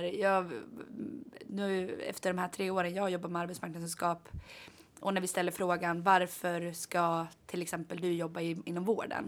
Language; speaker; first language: Swedish; native; Swedish